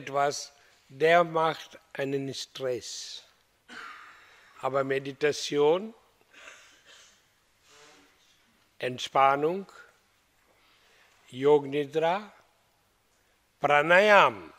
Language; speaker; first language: German; non-native, learner; Hindi